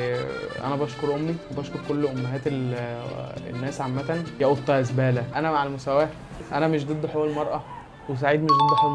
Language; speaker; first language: Arabic; native; Arabic